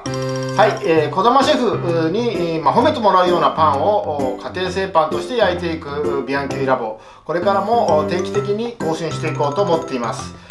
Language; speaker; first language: Japanese; native; Japanese